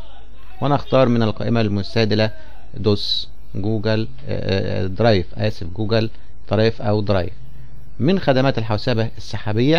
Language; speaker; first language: Arabic; native; Arabic